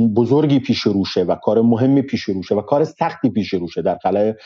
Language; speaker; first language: Persian; non-native, local second language; Arabic